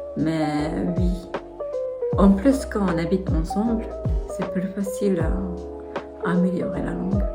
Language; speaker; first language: French; non-native, fluent; Japanese